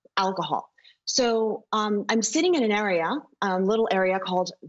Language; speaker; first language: English; native; English